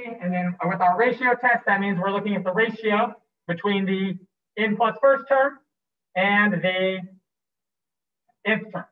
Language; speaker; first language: English; native; English